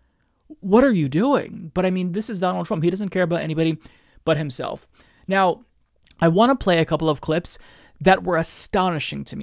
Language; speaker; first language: English; native; English